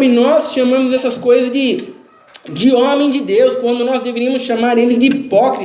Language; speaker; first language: Portuguese; native; Portuguese